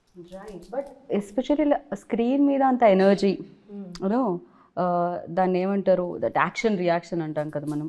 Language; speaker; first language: Telugu; native; Telugu